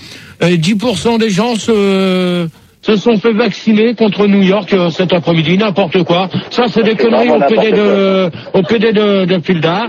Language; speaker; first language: French; native; French